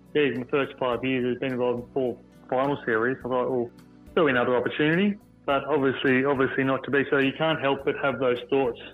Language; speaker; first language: English; native; English